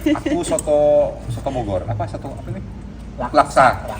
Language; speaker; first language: Indonesian; native; Indonesian